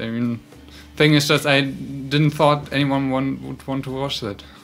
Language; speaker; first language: English; non-native, fluent; German